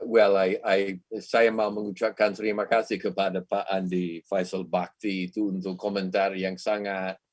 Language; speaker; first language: Indonesian; non-native, fluent; English